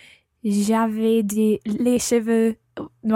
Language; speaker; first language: French; non-native, learner; English